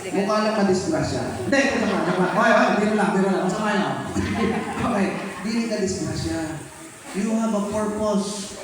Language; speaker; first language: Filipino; native; Filipino